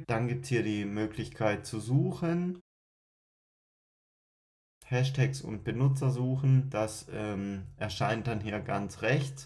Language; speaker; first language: German; native; German